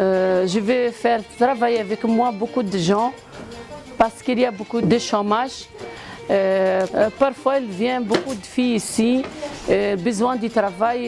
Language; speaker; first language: French; non-native, local second language; Arabic